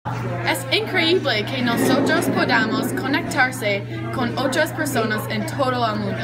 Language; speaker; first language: Spanish; non-native, learner; English